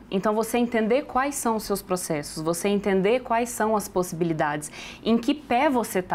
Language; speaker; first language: Portuguese; native; Portuguese